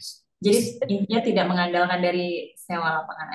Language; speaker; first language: Indonesian; native; Indonesian